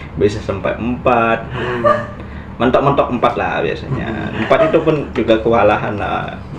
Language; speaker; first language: Indonesian; native; Indonesian